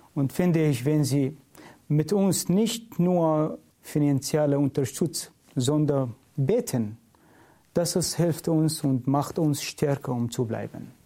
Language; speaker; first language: German; non-native, learner; Syriac